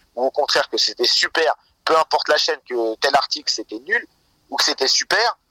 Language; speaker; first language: French; native; French